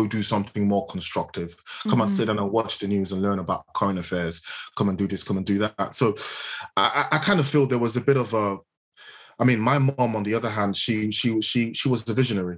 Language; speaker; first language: English; non-native, local second language; Yoruba